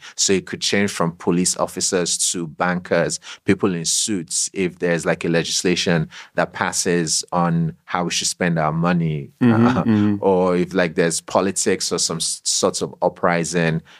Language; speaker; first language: English; non-native, local second language; Yoruba